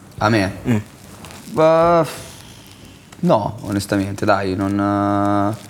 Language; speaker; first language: Italian; native; Italian